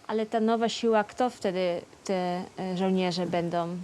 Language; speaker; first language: Polish; early bilingual, heritage; Polish